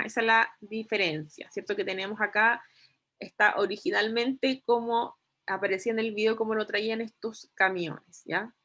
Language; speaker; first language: Spanish; native; Spanish